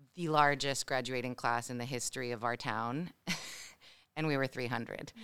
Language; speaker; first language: English; early bilingual, other home language; Spanish